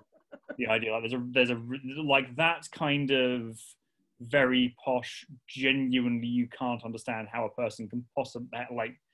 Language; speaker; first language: English; native; English